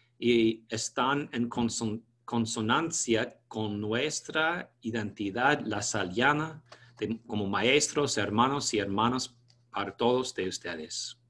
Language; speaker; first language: Spanish; non-native, fluent; English